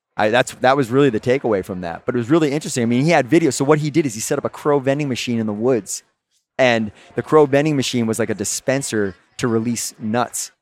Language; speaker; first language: English; native; English